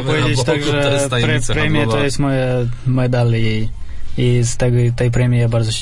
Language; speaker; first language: Polish; non-native, fluent; Russian